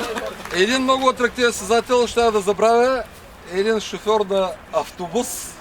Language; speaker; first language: Bulgarian; native; Bulgarian